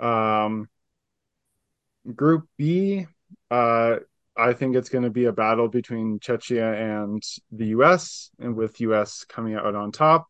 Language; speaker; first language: English; native; English